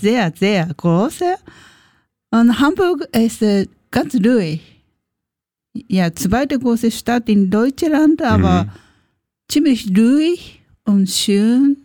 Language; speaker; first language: German; non-native, learner; Japanese